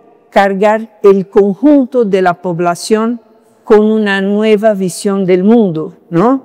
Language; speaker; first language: Spanish; non-native, fluent; Portuguese